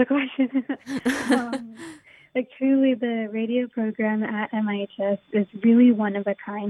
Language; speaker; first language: English; native; English